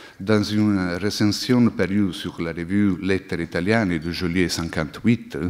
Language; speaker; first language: French; non-native, fluent; Italian